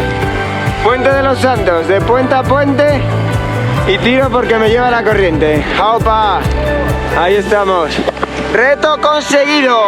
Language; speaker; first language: Spanish; native; Spanish